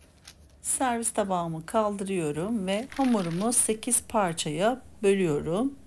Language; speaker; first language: Turkish; native; Turkish